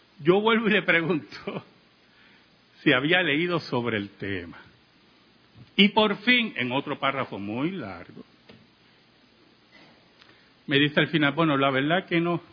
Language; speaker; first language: Spanish; native; Spanish